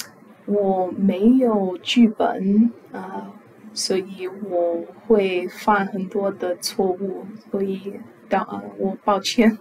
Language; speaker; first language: Chinese; non-native, fluent; English